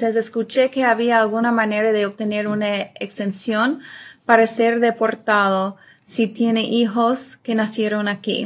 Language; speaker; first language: Spanish; early bilingual, other home language; English